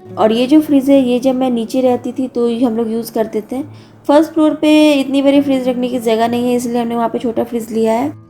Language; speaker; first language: Hindi; native; Hindi